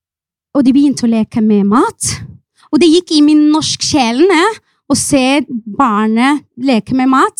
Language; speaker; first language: Norwegian; non-native, fluent; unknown